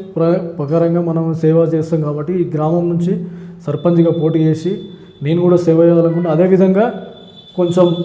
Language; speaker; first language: Telugu; native; Telugu